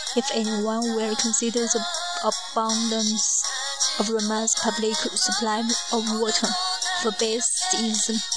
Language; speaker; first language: English; non-native, learner; Chinese